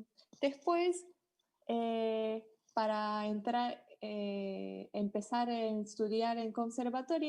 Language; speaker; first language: Spanish; non-native, learner; Japanese